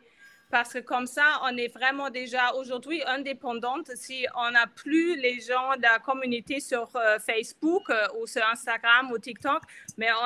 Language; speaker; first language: French; non-native, fluent; German